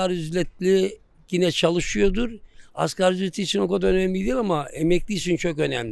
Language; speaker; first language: Turkish; native; Turkish